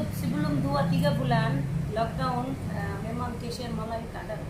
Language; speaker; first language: Malay; non-native, learner; Bangla